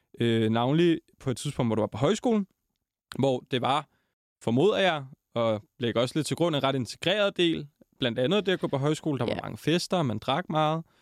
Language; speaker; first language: Danish; native; Danish